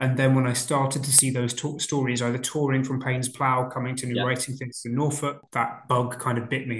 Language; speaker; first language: English; native; English